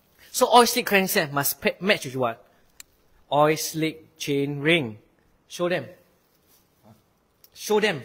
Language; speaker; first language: English; non-native, local second language; Chinese